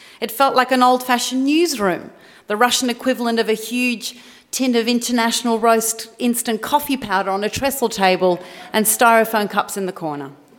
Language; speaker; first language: English; early bilingual, other home language; French